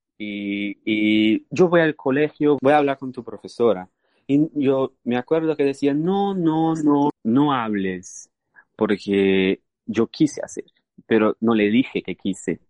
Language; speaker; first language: Spanish; non-native, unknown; Portuguese